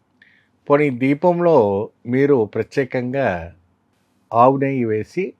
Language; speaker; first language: Telugu; non-native, fluent; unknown